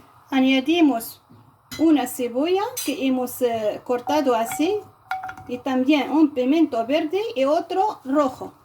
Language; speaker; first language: Spanish; non-native, fluent; Arabic